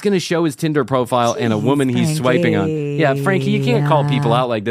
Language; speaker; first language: English; native; English